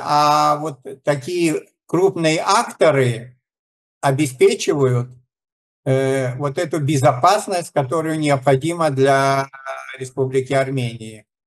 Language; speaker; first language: Russian; non-native, local second language; Armenian